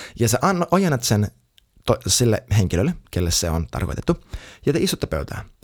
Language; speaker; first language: Finnish; native; Finnish